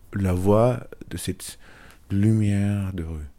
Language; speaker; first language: French; non-native, fluent; Turkish